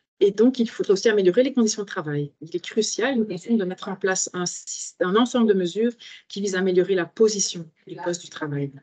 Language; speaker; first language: French; native; French